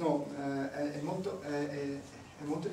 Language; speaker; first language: Italian; non-native, learner; German